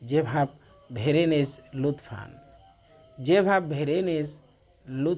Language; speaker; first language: Turkish; non-native, learner; Bangla